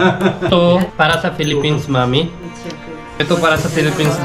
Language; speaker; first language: Filipino; non-native, learner; Punjabi